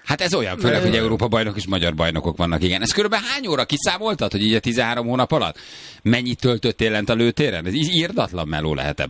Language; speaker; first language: Hungarian; native; Hungarian